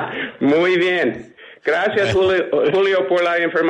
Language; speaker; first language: Spanish; non-native, fluent; English